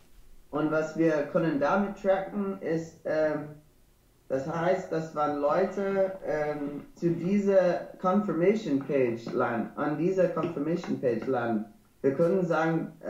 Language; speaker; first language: German; non-native, learner; English